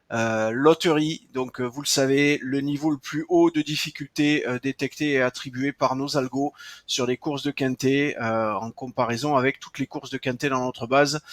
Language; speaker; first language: French; native; French